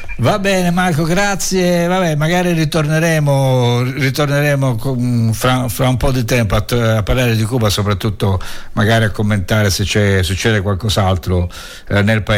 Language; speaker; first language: Italian; native; Italian